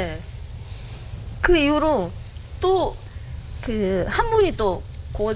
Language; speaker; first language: Korean; native; Korean